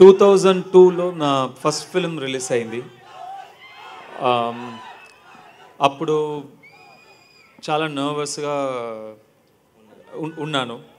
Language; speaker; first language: Telugu; non-native, learner; Tamil